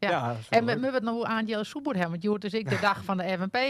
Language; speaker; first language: Dutch; non-native, local second language; Western Frisian